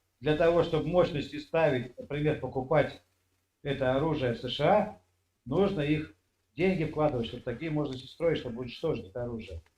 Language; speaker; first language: Russian; native; Russian